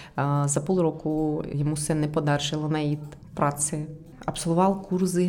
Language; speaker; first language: Czech; non-native, learner; Ukrainian